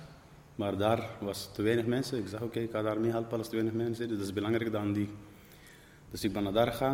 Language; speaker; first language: Dutch; non-native, learner; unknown